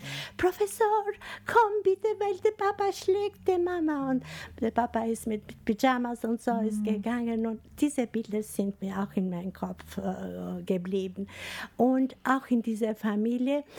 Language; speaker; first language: German; non-native, fluent; Albanian